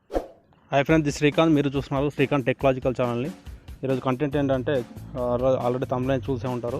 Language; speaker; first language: Telugu; native; Telugu